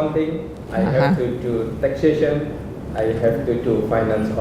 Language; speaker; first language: English; non-native, learner; Indonesian